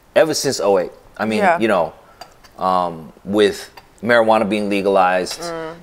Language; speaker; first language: English; native; English